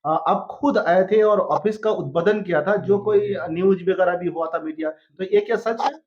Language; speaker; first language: Hindi; non-native, local second language; Bangla